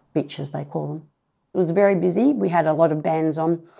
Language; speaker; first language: English; native; English